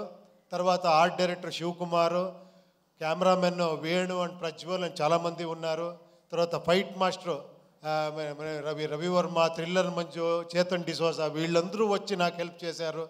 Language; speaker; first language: Telugu; non-native, local second language; Kannada